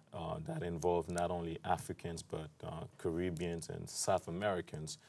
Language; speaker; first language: English; non-native, fluent; French